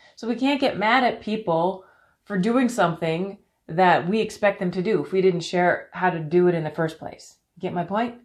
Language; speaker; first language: English; native; English